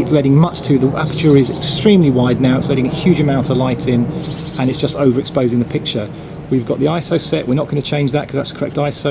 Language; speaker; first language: English; native; English